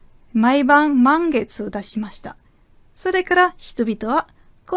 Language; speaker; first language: Japanese; non-native, fluent; German